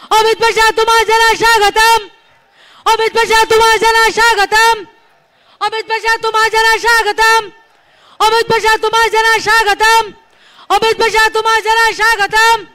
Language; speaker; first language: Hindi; non-native, local second language; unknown